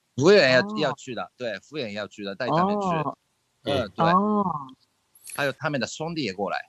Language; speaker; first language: Chinese; non-native, fluent; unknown